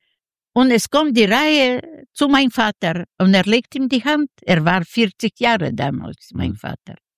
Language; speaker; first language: German; non-native, fluent; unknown